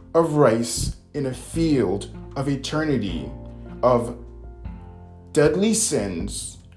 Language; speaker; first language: English; native; English